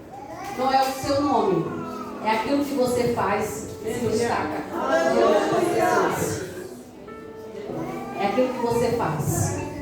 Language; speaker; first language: Portuguese; native; Portuguese